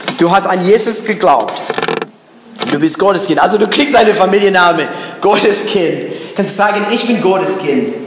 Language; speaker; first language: German; non-native, fluent; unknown